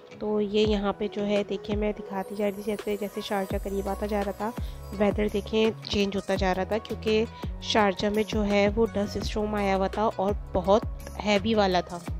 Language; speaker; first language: Urdu; native; Urdu